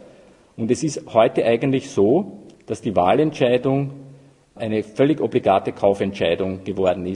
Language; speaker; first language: German; native; German